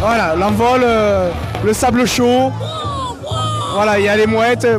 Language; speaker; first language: French; native; French